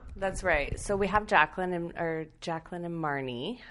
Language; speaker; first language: English; native; English